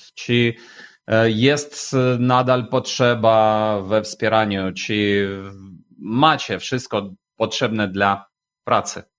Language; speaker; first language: Polish; non-native, fluent; Ukrainian